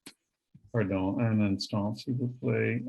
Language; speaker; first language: French; non-native, learner; English